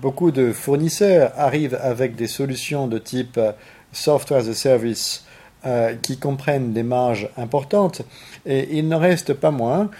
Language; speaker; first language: French; native; French